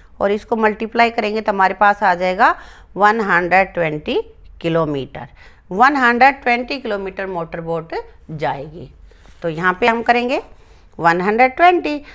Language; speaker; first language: Hindi; native; Hindi